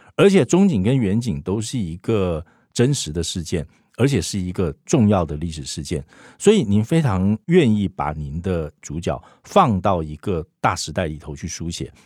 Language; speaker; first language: Chinese; native; Chinese